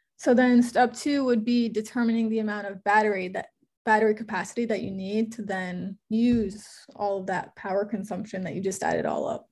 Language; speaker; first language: English; native; English